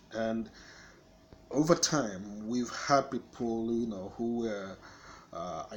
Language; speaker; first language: English; non-native, local second language; Igbo